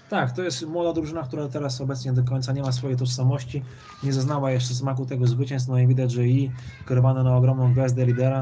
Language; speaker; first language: Polish; native; Polish